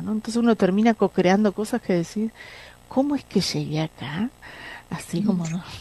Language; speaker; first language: Spanish; native; Spanish